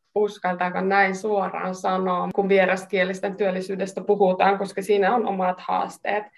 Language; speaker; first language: Finnish; non-native, fluent; Hungarian